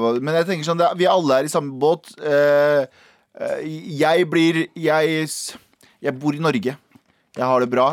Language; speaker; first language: Norwegian; early bilingual, other home language; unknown